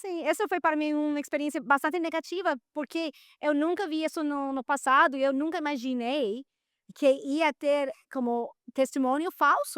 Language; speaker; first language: Portuguese; non-native, fluent; Spanish